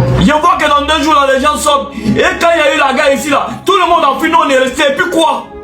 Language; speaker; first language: French; non-native, local second language; Arabic